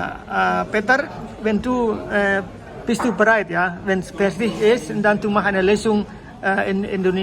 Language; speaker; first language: German; non-native, learner; Indonesian